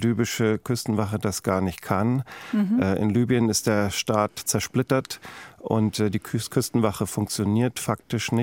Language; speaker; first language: German; native; German